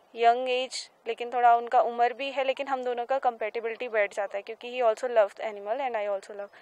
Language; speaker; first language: Hindi; native; Hindi